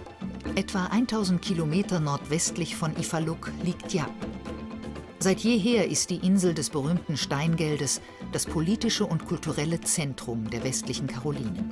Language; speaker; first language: German; native; German